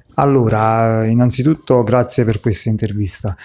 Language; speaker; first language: Italian; native; Italian